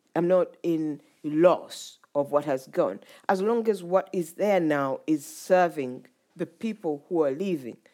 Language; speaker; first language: English; non-native, local second language; Ganda